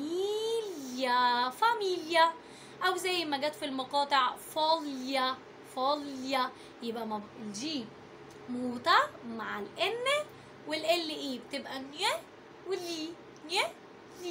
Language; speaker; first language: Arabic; native; Arabic